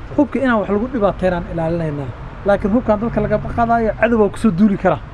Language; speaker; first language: Somali; native; Somali